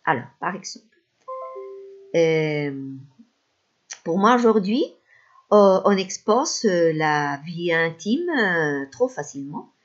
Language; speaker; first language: French; non-native, fluent; Spanish